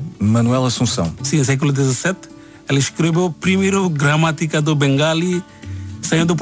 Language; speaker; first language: Portuguese; non-native, learner; Bangla